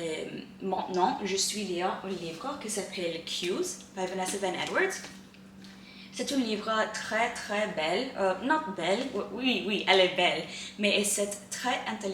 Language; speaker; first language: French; non-native, learner; English